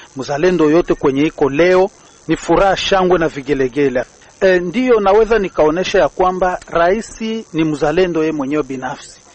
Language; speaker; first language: Swahili; native; Swahili